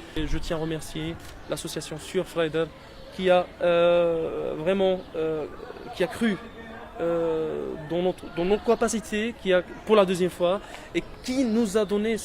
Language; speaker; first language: French; non-native, local second language; Arabic